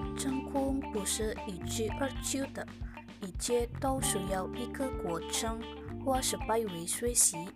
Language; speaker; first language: Chinese; non-native, learner; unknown